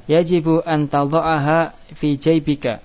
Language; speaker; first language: Arabic; non-native, fluent; Indonesian